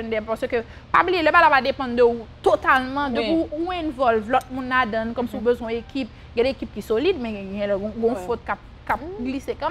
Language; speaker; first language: French; non-native, local second language; Haitian Creole